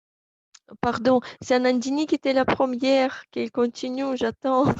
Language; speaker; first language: French; non-native, fluent; Russian